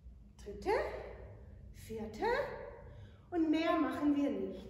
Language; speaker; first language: German; non-native, fluent; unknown